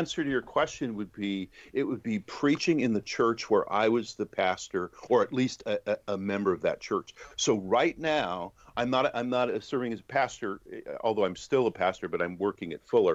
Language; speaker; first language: English; native; English